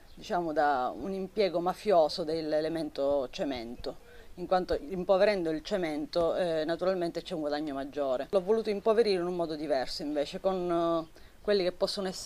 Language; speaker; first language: Italian; native; Italian